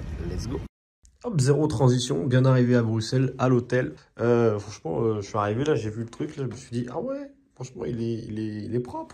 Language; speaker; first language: French; native; French